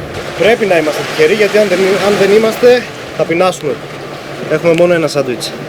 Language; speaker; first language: Greek; native; Greek